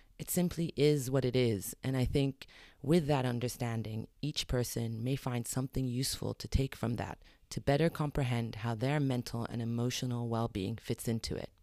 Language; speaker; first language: English; early bilingual, other home language; Arabic